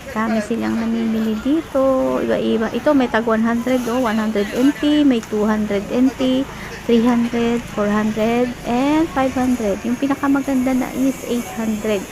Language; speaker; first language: Filipino; native; Filipino